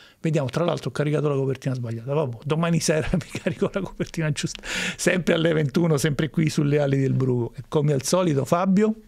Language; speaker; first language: Italian; native; Italian